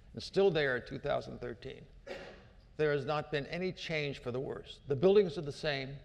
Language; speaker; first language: English; native; English